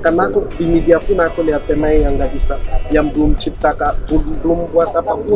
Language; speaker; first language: Indonesian; non-native, fluent; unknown